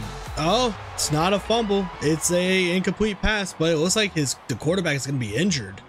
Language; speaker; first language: English; native; English